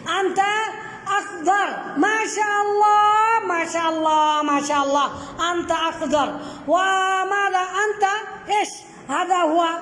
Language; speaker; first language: Arabic; non-native, fluent; Bangla